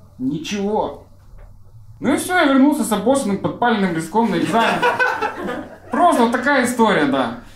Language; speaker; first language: Russian; native; Russian